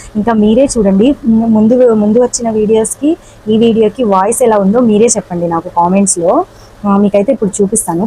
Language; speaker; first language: Telugu; non-native, local second language; Urdu